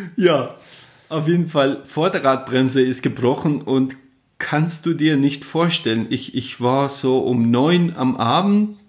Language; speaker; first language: German; non-native, fluent; Persian